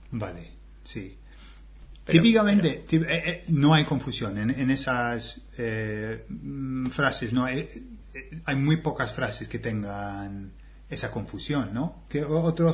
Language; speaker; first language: Spanish; non-native, fluent; English